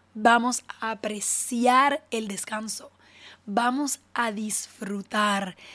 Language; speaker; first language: Spanish; native; Spanish